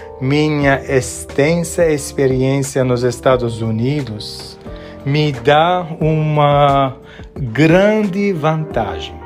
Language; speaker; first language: Portuguese; non-native, fluent; Armenian